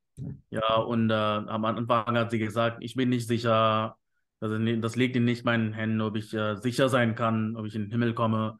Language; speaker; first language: German; non-native, fluent; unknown